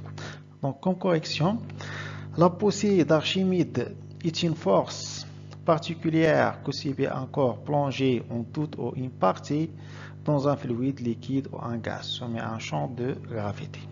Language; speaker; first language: French; non-native, local second language; Arabic